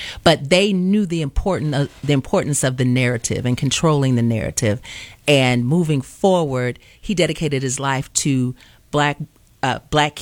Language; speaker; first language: English; native; English